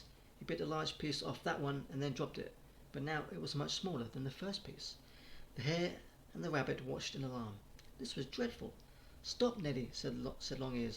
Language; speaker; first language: English; native; English